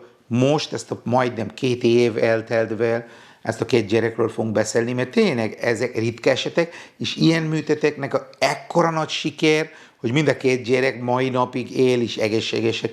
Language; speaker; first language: Hungarian; non-native, fluent; Bangla